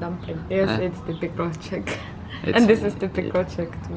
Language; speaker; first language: English; non-native, learner; Czech